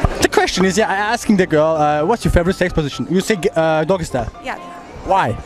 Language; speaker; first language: English; non-native, learner; Turkish